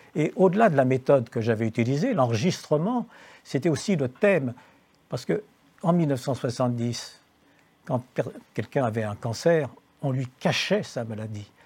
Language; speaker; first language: French; native; French